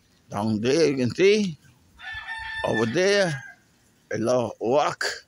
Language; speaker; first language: English; non-native, fluent; Spanish